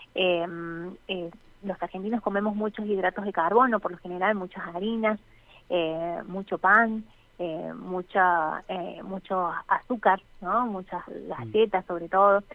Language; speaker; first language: Spanish; native; Spanish